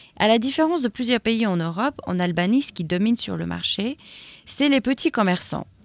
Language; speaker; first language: French; non-native, fluent; Albanian